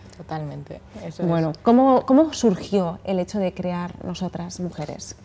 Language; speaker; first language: Spanish; native; Spanish